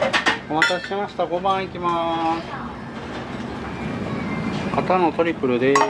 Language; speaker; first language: Japanese; native; Japanese